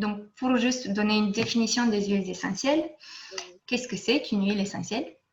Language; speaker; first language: French; non-native, fluent; Romanian